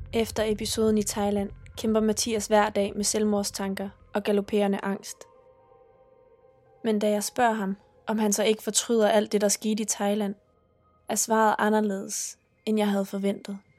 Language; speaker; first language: Danish; native; Danish